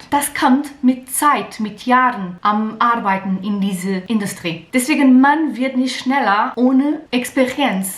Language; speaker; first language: German; non-native, learner; Portuguese